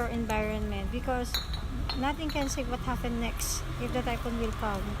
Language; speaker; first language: English; non-native, learner; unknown